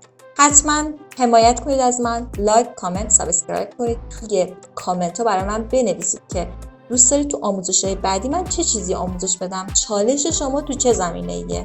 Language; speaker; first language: Persian; native; Persian